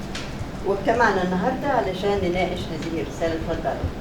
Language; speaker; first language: Arabic; native; Arabic